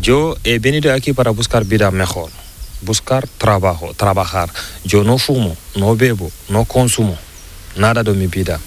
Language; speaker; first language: Spanish; non-native, learner; Fula